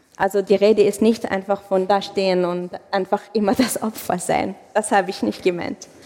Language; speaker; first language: German; non-native, fluent; Arabic